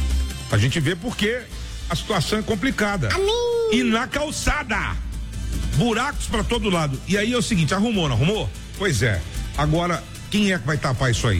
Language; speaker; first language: Portuguese; native; Portuguese